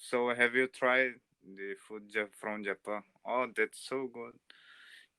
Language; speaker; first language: English; non-native, learner; Portuguese